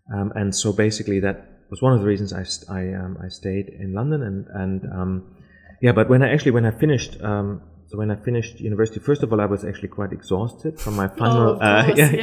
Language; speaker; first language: English; non-native, fluent; German